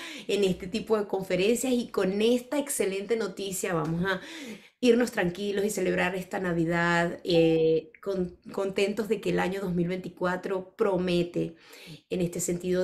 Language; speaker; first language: Spanish; native; Spanish